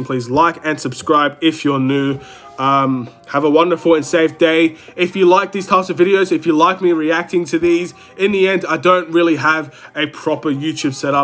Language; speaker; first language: English; native; English